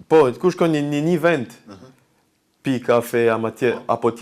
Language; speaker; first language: Albanian; non-native, learner; French